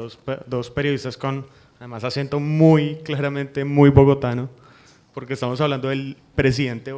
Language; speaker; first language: Spanish; native; Spanish